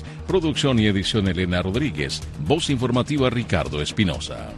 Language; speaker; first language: Spanish; native; Spanish